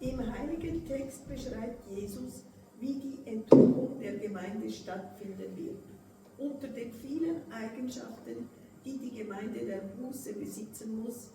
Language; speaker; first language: German; non-native, fluent; Portuguese